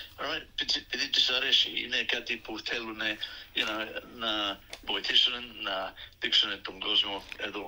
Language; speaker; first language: Greek; early bilingual, heritage; Greek